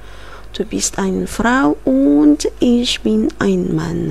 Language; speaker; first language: German; non-native, learner; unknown